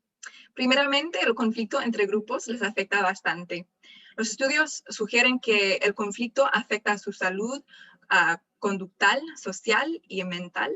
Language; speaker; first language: Spanish; non-native, fluent; English